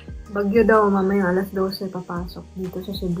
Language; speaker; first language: Filipino; non-native, local second language; Cebuano